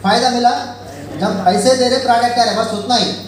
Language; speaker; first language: Hindi; non-native, local second language; Telugu